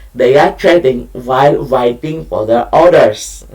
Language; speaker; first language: English; non-native, learner; Indonesian